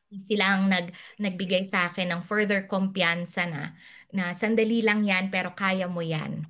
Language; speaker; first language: Filipino; native; Filipino